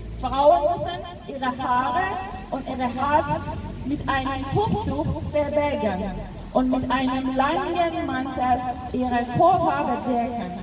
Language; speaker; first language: German; non-native, local second language; Persian